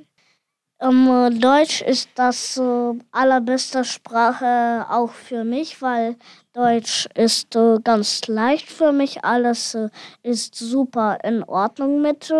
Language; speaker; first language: German; non-native, learner; Ukrainian